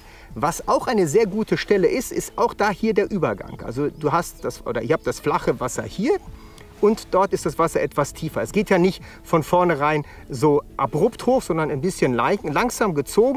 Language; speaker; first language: German; native; German